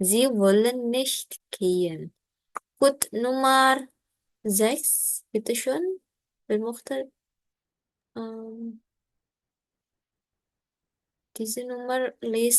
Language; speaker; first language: German; non-native, learner; Indonesian